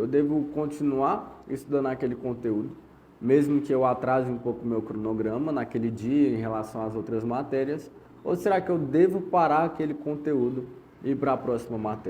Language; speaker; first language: Portuguese; native; Portuguese